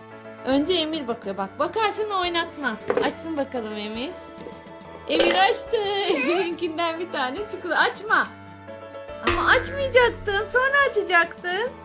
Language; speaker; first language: Turkish; native; Turkish